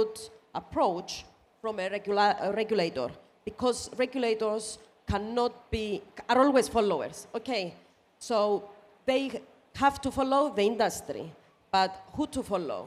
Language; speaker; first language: English; non-native, fluent; Greek